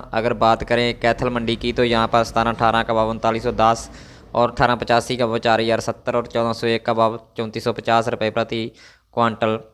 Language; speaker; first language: Hindi; non-native, local second language; Punjabi